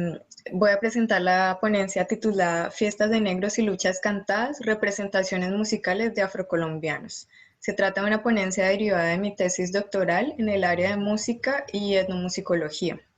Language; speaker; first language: Spanish; native; Spanish